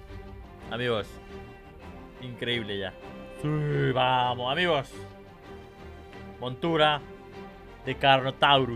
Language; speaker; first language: Spanish; native; Spanish